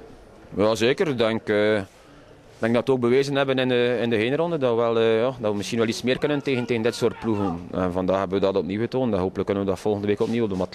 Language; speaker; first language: Dutch; native; Dutch